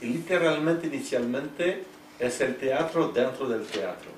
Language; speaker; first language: Spanish; non-native, fluent; French